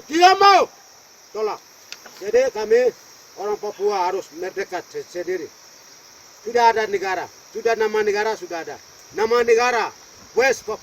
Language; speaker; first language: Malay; non-native, local second language; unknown